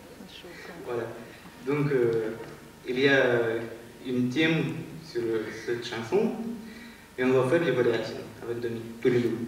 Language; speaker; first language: French; non-native, learner; Russian